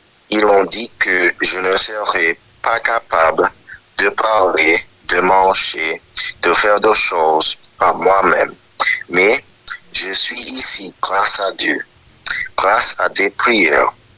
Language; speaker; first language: French; non-native, learner; English